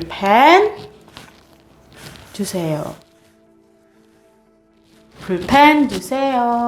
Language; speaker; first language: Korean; non-native, fluent; Indonesian